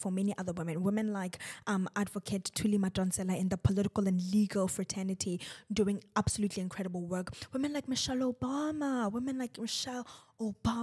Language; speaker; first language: English; non-native, local second language; Zulu